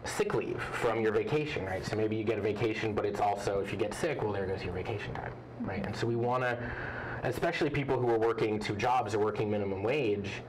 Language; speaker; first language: English; native; English